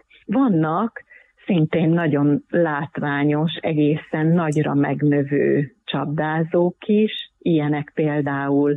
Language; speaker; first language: Hungarian; native; Hungarian